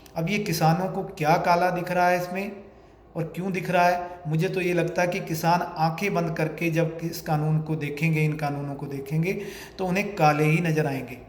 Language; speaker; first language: Hindi; native; Hindi